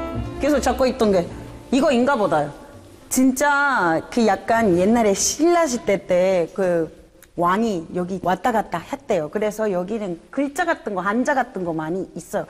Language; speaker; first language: Korean; non-native, fluent; Spanish